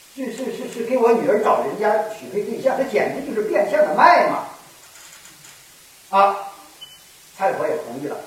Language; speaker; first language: Chinese; native; Chinese